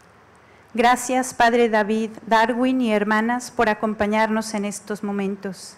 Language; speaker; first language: Spanish; native; Spanish